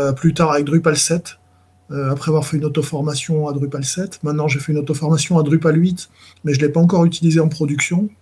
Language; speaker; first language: French; native; French